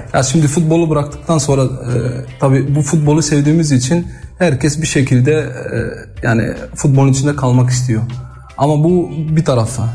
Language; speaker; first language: Turkish; early bilingual, heritage; Turkish